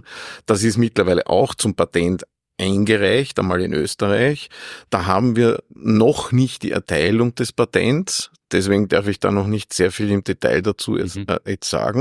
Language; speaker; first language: German; native; German